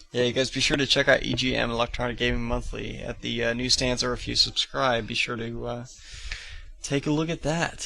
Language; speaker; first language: English; native; English